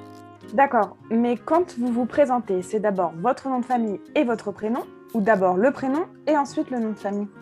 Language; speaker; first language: French; native; French